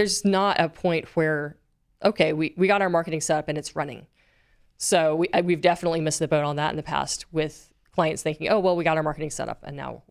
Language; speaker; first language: English; native; English